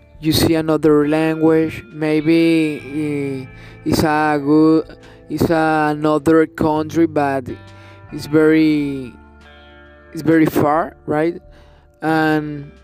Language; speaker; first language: English; non-native, learner; Spanish